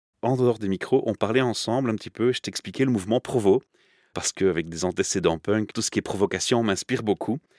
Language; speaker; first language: French; native; French